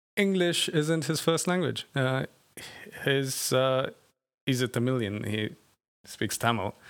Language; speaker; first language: English; non-native, local second language; Tamil